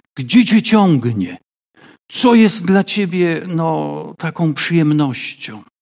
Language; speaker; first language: Polish; native; Polish